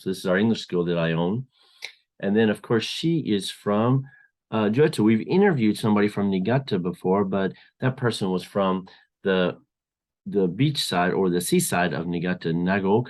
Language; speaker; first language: English; non-native, fluent; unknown